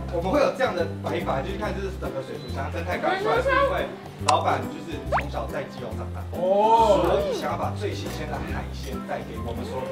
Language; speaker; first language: Chinese; native; Chinese